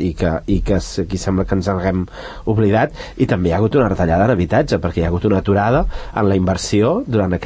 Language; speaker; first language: Catalan; native; Catalan